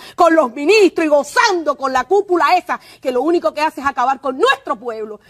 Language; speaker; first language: Spanish; native; Spanish